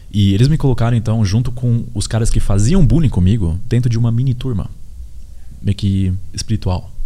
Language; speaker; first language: Portuguese; early bilingual, heritage; Portuguese